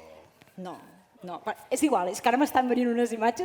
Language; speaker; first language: Catalan; native; Catalan